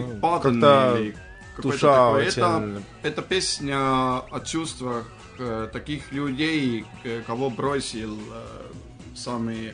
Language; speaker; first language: Russian; non-native, fluent; Estonian